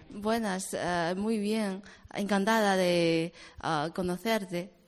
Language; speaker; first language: Spanish; non-native, fluent; Chinese